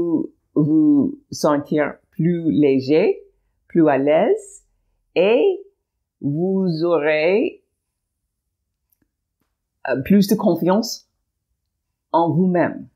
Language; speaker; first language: French; non-native, learner; English